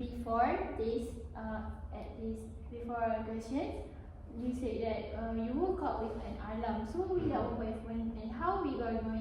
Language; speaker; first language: English; non-native, learner; Malay